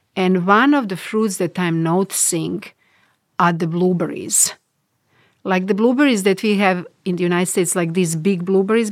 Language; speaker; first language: English; non-native, fluent; Bosnian